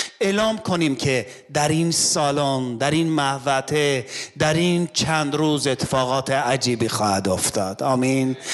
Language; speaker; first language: Persian; non-native, local second language; Armenian